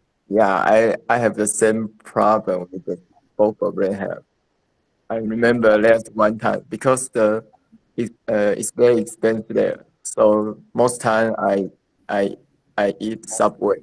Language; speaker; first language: English; non-native, learner; Chinese